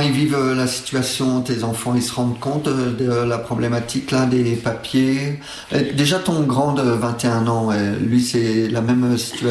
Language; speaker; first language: French; native; French